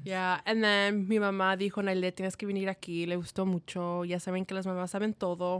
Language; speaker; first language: Spanish; early bilingual, heritage; Spanish